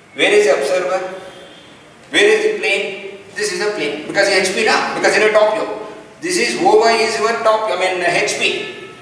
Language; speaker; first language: English; non-native, local second language; Kannada